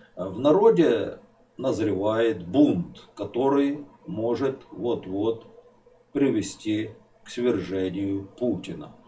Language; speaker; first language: Russian; non-native, local second language; Ukrainian